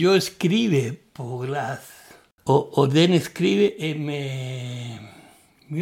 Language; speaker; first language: Swedish; non-native, learner; Spanish